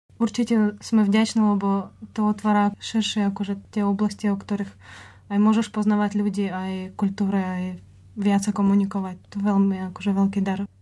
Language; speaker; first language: Slovak; non-native, fluent; Russian